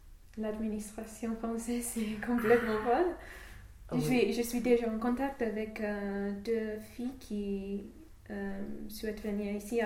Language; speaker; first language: French; non-native, fluent; English